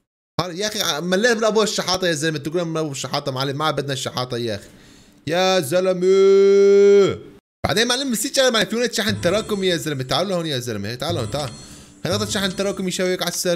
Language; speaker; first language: Arabic; native; Arabic